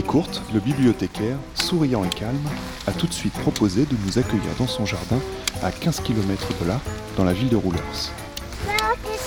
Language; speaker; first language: French; native; French